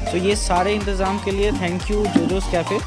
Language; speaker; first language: Hindi; non-native, local second language; Bangla